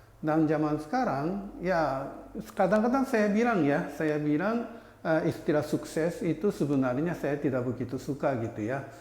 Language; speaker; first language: Indonesian; non-native, fluent; Japanese